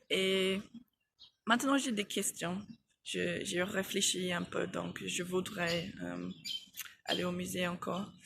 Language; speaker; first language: French; non-native, fluent; English